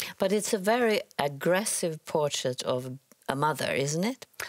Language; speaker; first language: English; non-native, fluent; Swedish